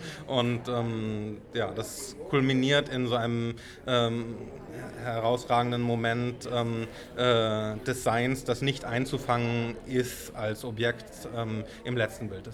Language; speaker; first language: German; native; German